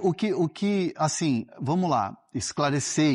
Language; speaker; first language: Portuguese; native; Portuguese